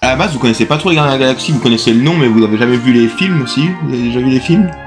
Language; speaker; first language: French; native; French